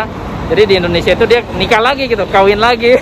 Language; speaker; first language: Indonesian; native; Indonesian